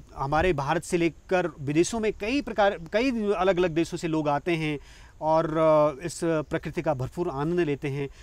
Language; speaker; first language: Hindi; native; Hindi